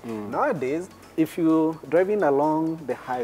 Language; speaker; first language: English; non-native, local second language; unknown